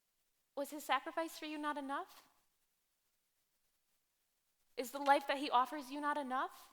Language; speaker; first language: English; native; English